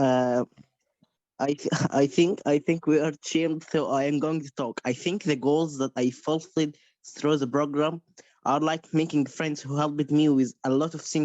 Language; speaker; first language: English; non-native, learner; Spanish